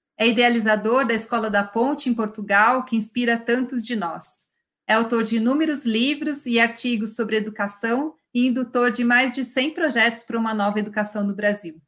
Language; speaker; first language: Portuguese; native; Portuguese